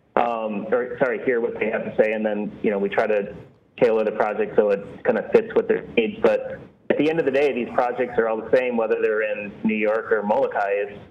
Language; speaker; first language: English; native; English